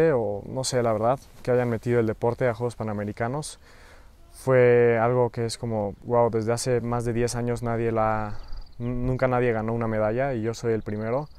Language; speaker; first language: Spanish; native; Spanish